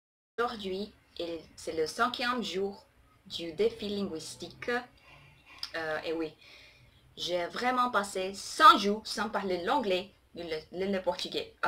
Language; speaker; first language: French; non-native, learner; Portuguese